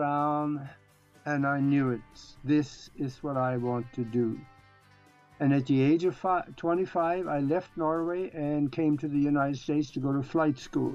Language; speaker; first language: English; non-native, fluent; Norwegian